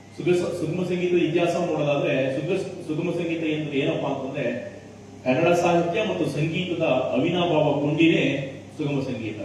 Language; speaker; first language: Kannada; native; Kannada